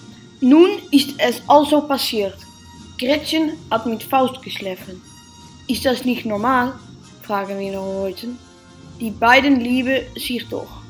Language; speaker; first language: German; non-native, learner; Dutch